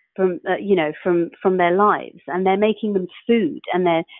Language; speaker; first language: English; native; English